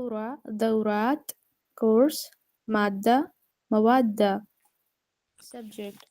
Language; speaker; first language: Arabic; non-native, learner; Urdu